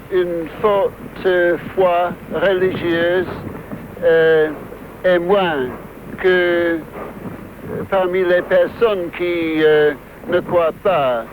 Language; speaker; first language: French; non-native, fluent; English